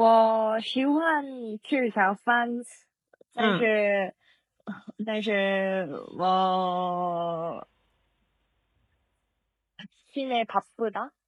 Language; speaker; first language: Chinese; non-native, learner; Korean